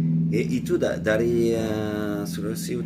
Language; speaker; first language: Indonesian; non-native, learner; French